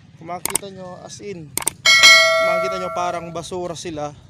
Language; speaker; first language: Filipino; non-native, local second language; Bikol